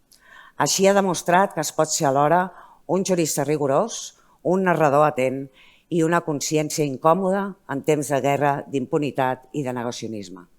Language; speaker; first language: Catalan; native; Catalan